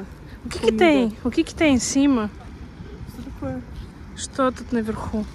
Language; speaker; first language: Portuguese; non-native, fluent; Russian